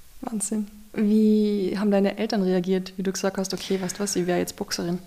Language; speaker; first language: German; native; German